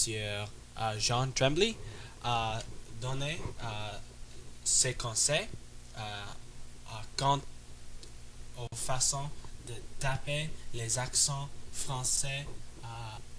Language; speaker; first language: French; non-native, learner; English